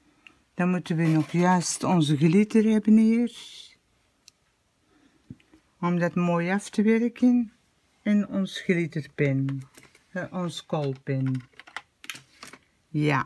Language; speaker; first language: Dutch; native; Dutch